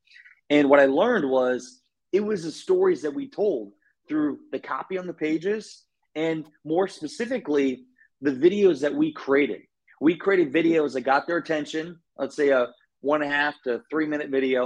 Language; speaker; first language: English; native; English